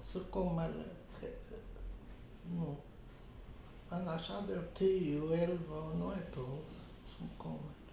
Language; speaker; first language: Swedish; non-native, fluent; Portuguese